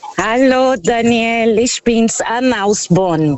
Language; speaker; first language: German; non-native, fluent; Portuguese